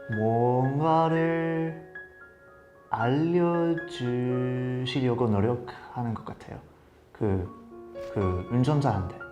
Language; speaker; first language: Korean; non-native, fluent; English